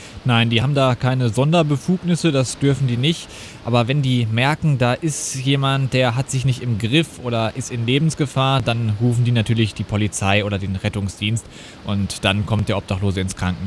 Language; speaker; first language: German; native; German